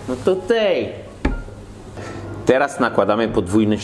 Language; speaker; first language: Polish; non-native, learner; French